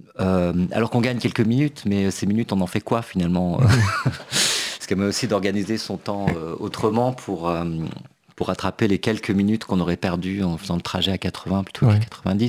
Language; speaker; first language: French; native; French